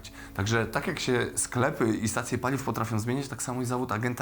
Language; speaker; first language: Polish; native; Polish